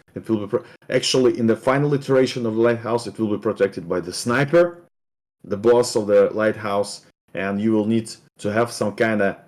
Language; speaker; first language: English; non-native, fluent; Russian